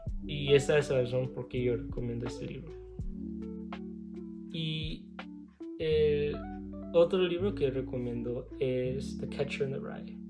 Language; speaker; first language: Spanish; non-native, learner; English